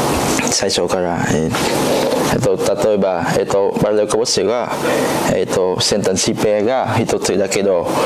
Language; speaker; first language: Japanese; non-native, learner; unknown